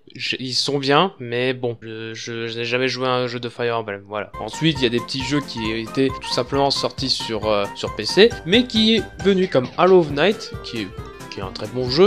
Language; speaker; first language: French; native; French